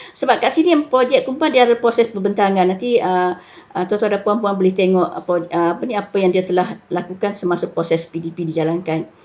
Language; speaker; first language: Malay; native; Malay